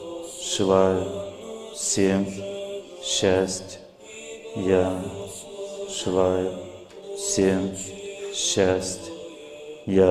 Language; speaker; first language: Russian; native; Russian